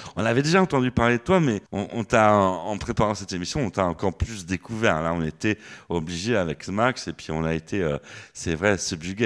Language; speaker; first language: French; native; French